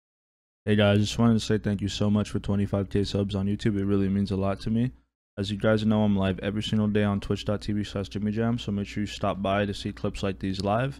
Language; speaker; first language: English; native; English